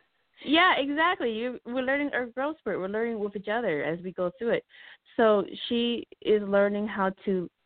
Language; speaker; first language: English; early bilingual, heritage; Lao